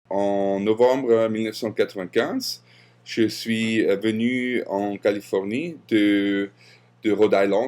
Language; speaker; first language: French; non-native, fluent; German